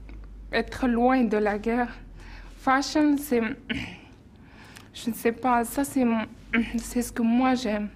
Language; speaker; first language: French; non-native, learner; Persian